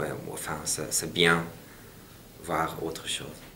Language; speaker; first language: French; non-native, fluent; German